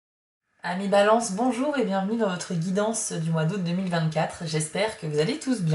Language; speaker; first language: French; native; French